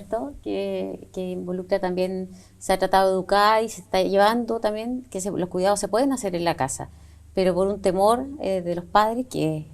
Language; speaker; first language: Spanish; native; Spanish